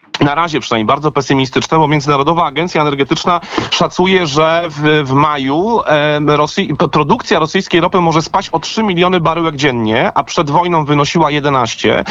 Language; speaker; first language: Polish; native; Polish